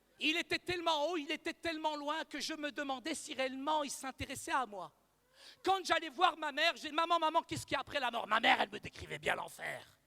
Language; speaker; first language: French; early bilingual, other home language; Arabic